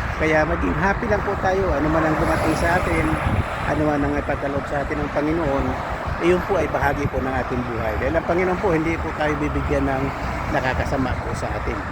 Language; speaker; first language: Filipino; non-native, local second language; Cebuano